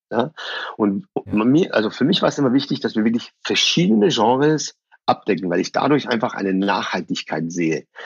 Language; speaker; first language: German; early bilingual, other home language; Persian